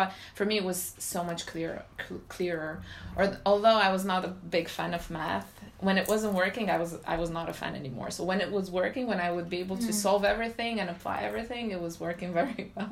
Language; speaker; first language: English; non-native, fluent; Romanian